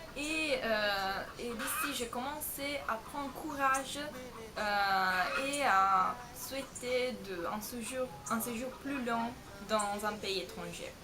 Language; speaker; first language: French; non-native, learner; Italian